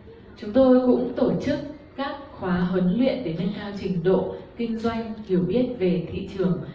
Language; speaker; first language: Vietnamese; native; Vietnamese